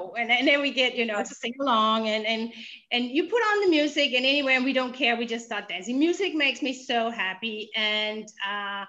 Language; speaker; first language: English; non-native, fluent; Danish